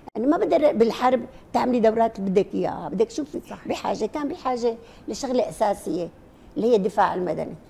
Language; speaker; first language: Arabic; non-native, local second language; Kurdish